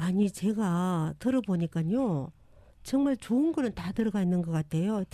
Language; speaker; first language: Korean; native; Korean